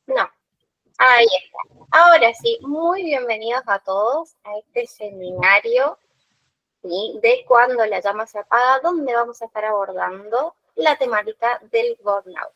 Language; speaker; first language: Spanish; native; Spanish